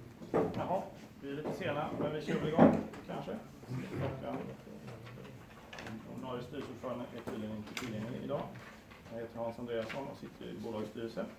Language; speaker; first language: Swedish; native; Swedish